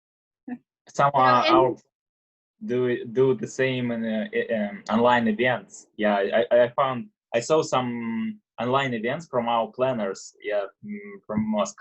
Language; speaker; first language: English; non-native, learner; Russian